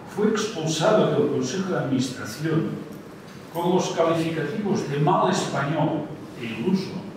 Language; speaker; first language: Spanish; non-native, local second language; Catalan